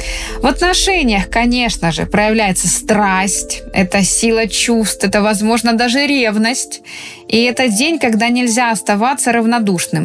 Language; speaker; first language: Russian; native; Russian